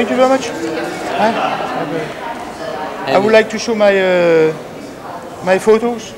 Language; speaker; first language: English; non-native, fluent; French